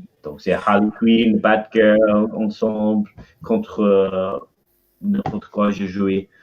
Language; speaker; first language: French; non-native, learner; English